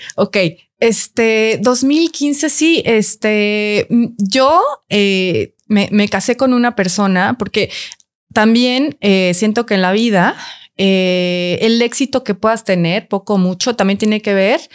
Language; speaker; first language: Spanish; native; Spanish